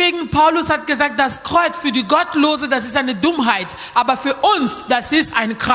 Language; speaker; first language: German; non-native, learner; French